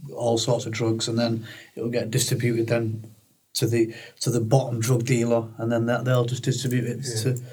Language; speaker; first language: English; native; English